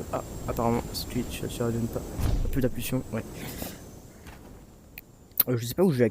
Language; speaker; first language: French; native; French